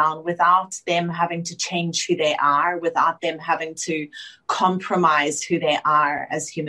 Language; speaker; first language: English; native; English